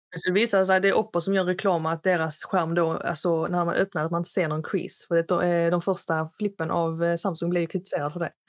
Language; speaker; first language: Swedish; non-native, fluent; Arabic